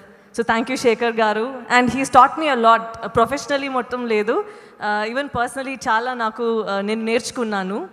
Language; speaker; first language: Telugu; non-native, local second language; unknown